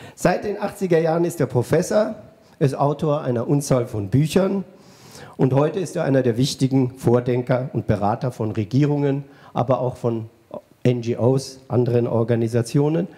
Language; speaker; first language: German; native; German